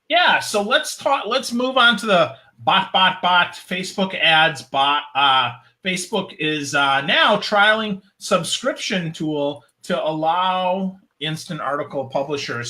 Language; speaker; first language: English; native; English